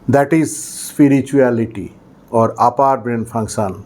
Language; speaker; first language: English; non-native, local second language; Bangla